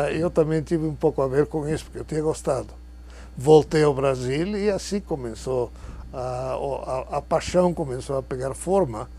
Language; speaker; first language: Portuguese; non-native, fluent; Spanish